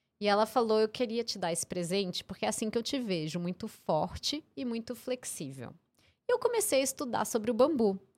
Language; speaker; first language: Portuguese; early bilingual, heritage; English